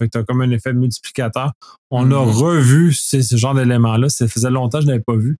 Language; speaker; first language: French; native; French